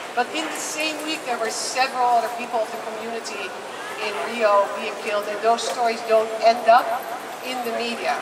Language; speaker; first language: English; non-native, fluent; Dutch